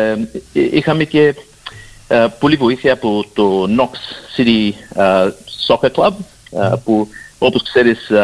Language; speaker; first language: Greek; early bilingual, heritage; Greek